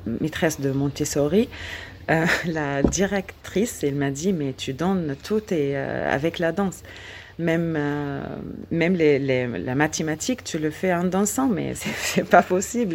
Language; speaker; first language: French; non-native, learner; Arabic